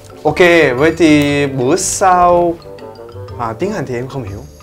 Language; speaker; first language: Vietnamese; non-native, learner; Korean